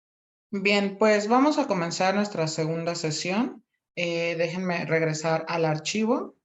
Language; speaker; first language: Spanish; native; Spanish